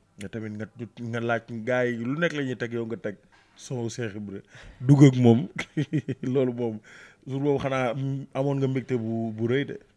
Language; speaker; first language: Wolof; native; Wolof